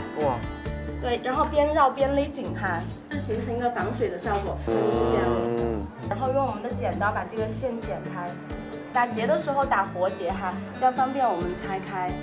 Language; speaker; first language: Chinese; native; Chinese